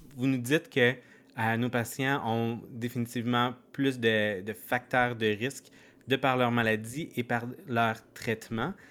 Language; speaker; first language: French; native; French